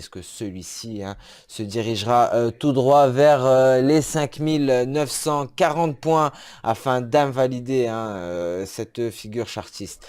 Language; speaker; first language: French; native; French